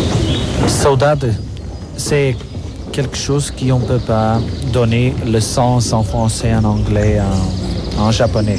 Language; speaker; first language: French; non-native, fluent; Portuguese